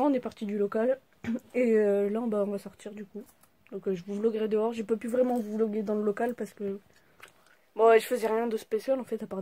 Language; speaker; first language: French; native; French